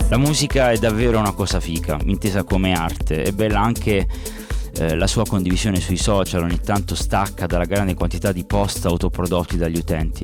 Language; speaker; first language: Italian; native; Italian